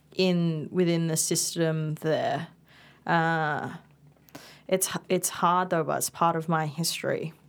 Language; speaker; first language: English; non-native, local second language; Indonesian